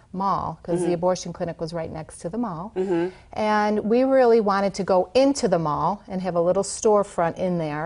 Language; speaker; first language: English; native; English